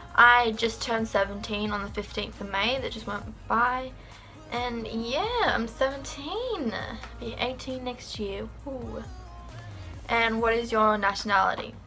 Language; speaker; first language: English; native; English